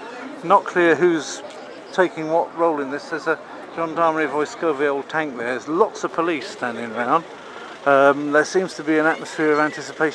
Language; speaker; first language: English; native; English